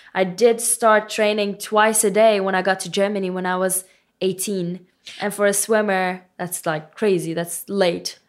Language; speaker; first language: English; non-native, fluent; Arabic